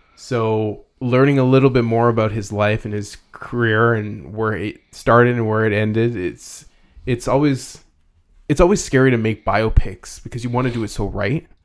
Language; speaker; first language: English; early bilingual, other home language; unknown